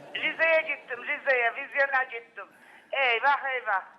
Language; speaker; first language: Turkish; native; Turkish